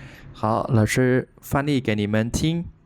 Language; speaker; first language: Chinese; non-native, learner; Khmer